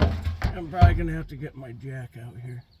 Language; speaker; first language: English; native; English